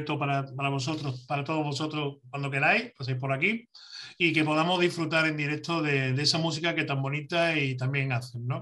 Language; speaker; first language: Spanish; native; Spanish